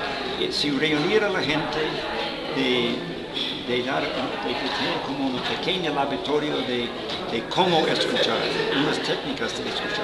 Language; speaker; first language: Spanish; non-native, fluent; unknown